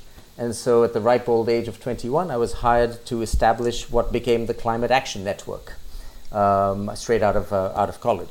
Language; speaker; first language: English; non-native, local second language; Hindi